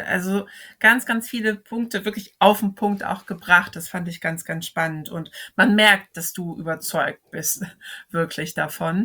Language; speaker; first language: German; native; German